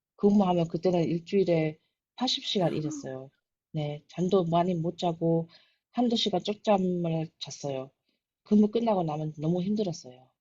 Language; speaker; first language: Korean; early bilingual, heritage; Korean